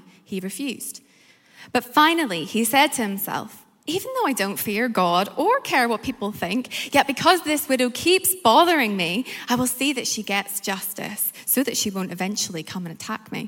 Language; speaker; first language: English; native; English